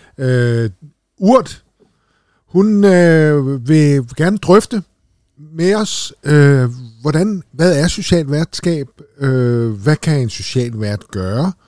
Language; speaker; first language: Danish; native; Danish